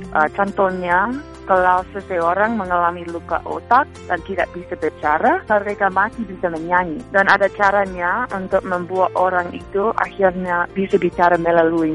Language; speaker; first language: Indonesian; non-native, fluent; English